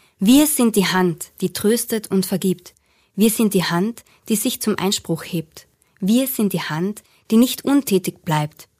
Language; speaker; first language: German; native; German